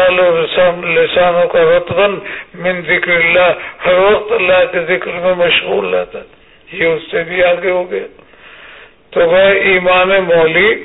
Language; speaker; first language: Urdu; native; Urdu